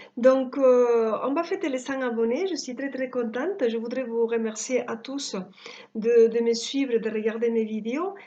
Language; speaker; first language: French; early bilingual, other home language; Spanish